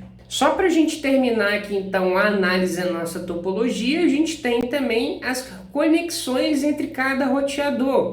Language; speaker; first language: Portuguese; native; Portuguese